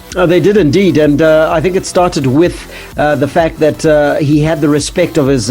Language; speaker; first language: English; native; English